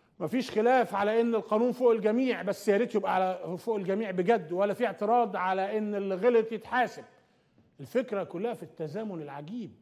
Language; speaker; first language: Arabic; native; Arabic